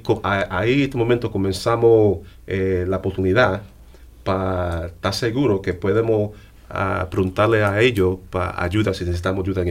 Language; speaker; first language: Spanish; early bilingual, heritage; English